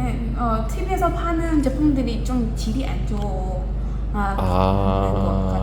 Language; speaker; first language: Korean; non-native, learner; Burmese